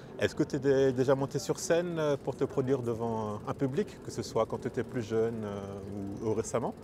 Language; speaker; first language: French; native; French